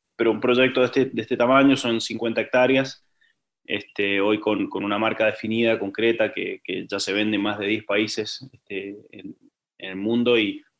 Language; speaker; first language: Spanish; native; Spanish